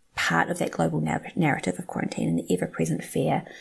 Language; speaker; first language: English; native; English